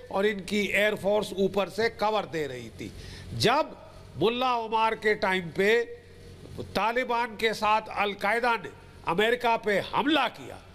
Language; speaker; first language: Hindi; native; Hindi